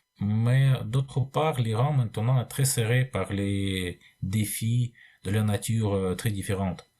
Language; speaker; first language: French; non-native, fluent; Russian